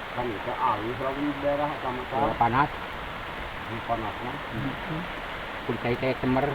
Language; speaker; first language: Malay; non-native, local second language; Sundanese